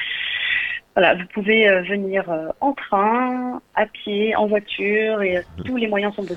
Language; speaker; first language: French; native; French